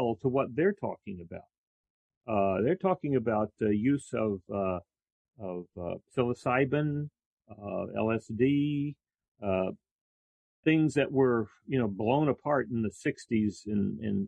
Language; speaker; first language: English; native; English